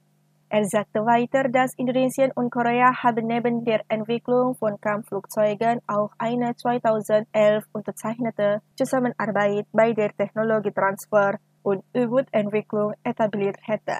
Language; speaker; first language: German; non-native, fluent; Indonesian